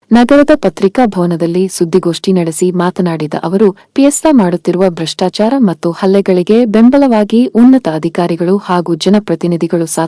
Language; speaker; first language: Kannada; native; Kannada